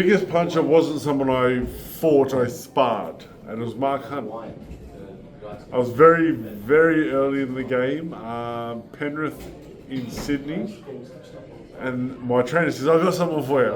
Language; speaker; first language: English; native; English